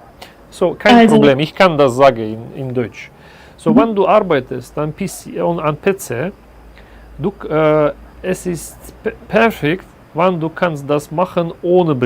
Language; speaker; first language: German; non-native, learner; Russian